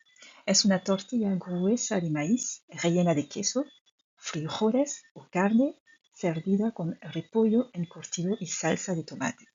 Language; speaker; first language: Spanish; non-native, fluent; French